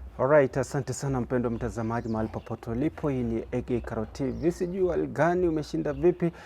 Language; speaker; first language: Swahili; non-native, local second language; Gusii